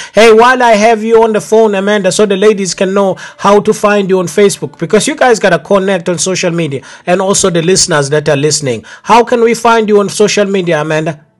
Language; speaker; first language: English; non-native, local second language; Zulu